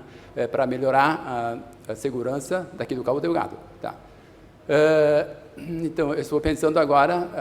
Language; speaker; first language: Portuguese; non-native, fluent; Japanese